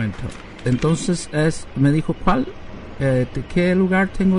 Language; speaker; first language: Spanish; non-native, learner; French